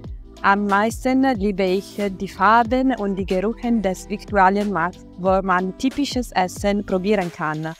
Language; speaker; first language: German; non-native, fluent; Italian